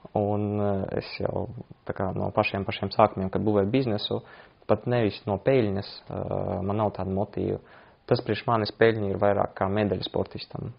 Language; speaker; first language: Latvian; non-native, local second language; Russian